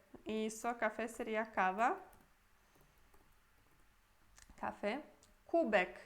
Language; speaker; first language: Portuguese; non-native, fluent; Polish